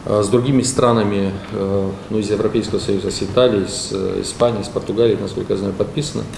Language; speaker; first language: Russian; non-native, local second language; Romanian